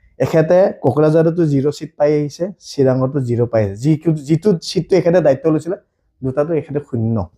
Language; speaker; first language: Assamese; non-native, local second language; Bodo